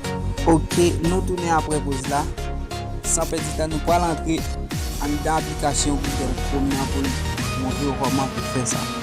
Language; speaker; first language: French; non-native, learner; Haitian Creole